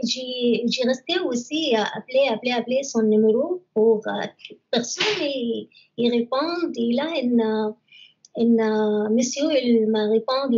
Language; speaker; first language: French; non-native, learner; Arabic